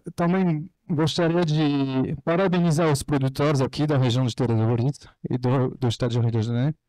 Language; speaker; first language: Portuguese; non-native, fluent; French